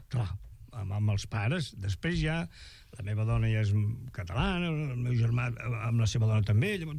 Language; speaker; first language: Catalan; non-native, local second language; Spanish